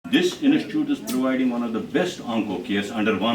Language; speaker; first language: English; non-native, local second language; Kashmiri